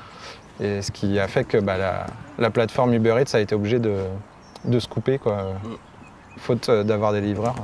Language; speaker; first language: French; native; French